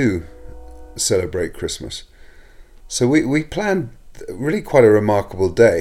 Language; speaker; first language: English; native; English